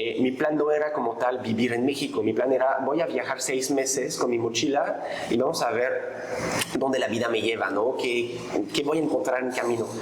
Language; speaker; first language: Spanish; non-native, fluent; French